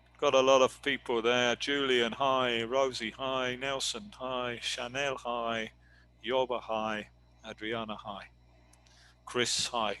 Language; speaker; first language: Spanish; non-native, fluent; English